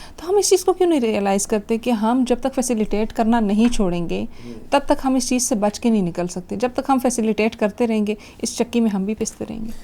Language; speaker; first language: Urdu; non-native, local second language; Pashto